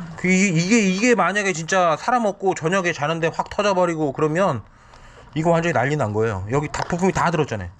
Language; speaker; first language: Korean; native; Korean